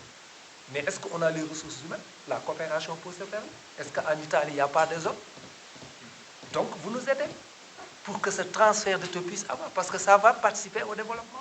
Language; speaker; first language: French; non-native, local second language; Wolof